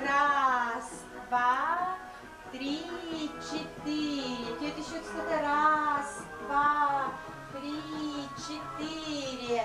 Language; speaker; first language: Russian; non-native, local second language; Yakut